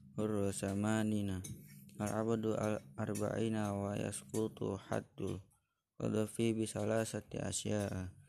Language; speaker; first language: Arabic; non-native, learner; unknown